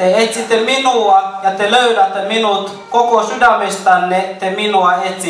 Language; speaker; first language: Finnish; non-native, fluent; Kinyarwanda